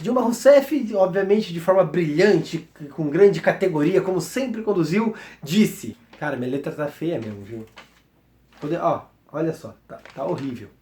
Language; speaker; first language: Portuguese; native; Portuguese